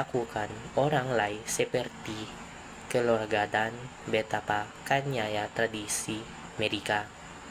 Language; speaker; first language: Indonesian; non-native, learner; Filipino